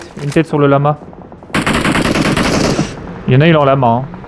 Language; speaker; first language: French; native; French